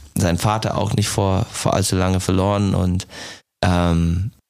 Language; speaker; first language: German; non-native, fluent; English